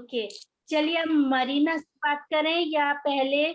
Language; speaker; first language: Hindi; native; Hindi